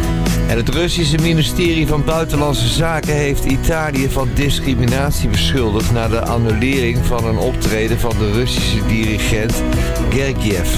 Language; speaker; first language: Dutch; native; Dutch